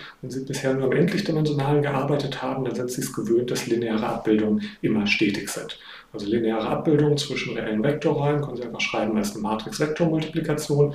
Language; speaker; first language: German; native; German